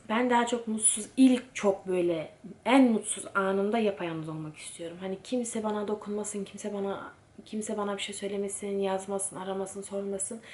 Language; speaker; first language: Turkish; early bilingual, heritage; Turkish